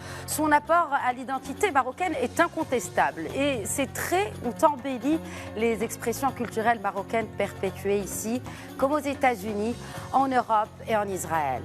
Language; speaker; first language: French; non-native, local second language; Arabic